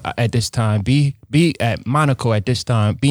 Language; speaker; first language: English; native; English